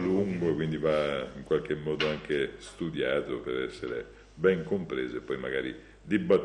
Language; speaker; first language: Italian; native; Italian